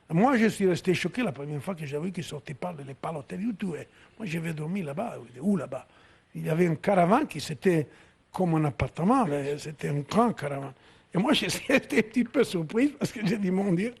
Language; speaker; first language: French; non-native, fluent; Italian